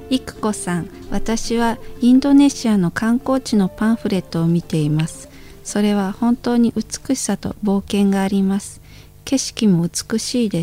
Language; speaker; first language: Japanese; non-native, learner; Indonesian